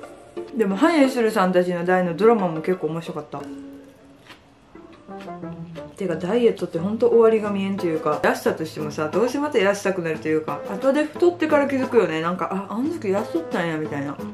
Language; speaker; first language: Japanese; native; Japanese